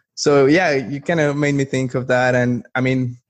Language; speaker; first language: English; non-native, fluent; Spanish